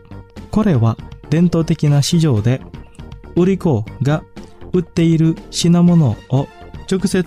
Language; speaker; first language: Japanese; non-native, fluent; Indonesian